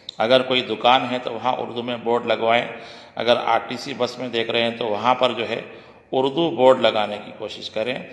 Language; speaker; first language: Urdu; native; Urdu